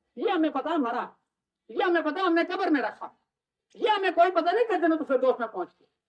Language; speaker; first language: Urdu; non-native, local second language; Kashmiri